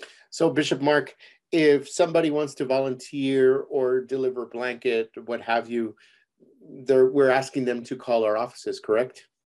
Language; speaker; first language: English; early bilingual, other home language; Spanish